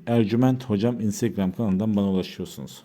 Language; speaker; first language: Turkish; native; Turkish